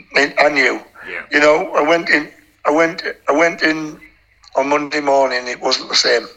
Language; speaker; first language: English; native; English